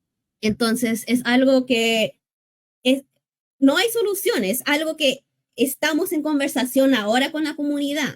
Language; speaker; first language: Spanish; early bilingual, heritage; English